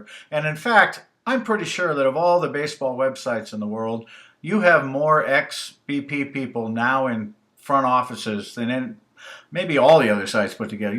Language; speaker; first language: English; native; English